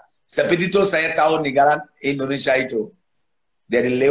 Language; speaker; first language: Indonesian; non-native, fluent; English